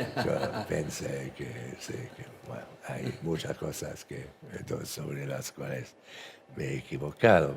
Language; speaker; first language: Spanish; non-native, fluent; English